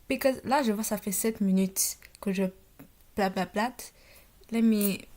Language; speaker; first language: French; early bilingual, other home language; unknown